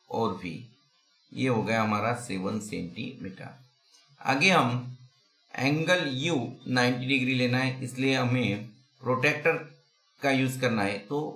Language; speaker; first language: Hindi; non-native, local second language; Marathi